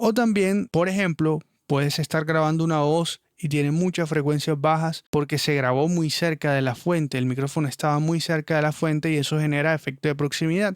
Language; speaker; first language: Spanish; native; Spanish